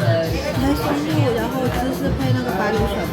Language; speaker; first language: Chinese; native; Chinese